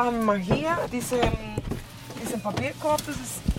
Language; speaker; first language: German; non-native, fluent; Spanish